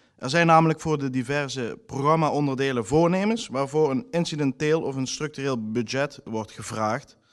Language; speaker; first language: Dutch; native; Dutch